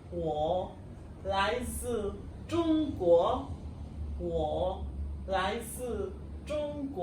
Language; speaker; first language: Chinese; non-native, fluent; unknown